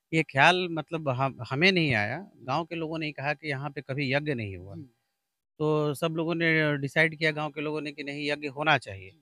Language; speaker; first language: Hindi; native; Hindi